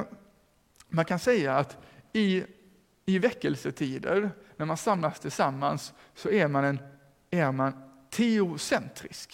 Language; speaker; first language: Swedish; native; Swedish